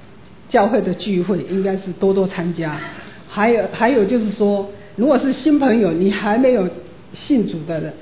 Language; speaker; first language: Chinese; native; Chinese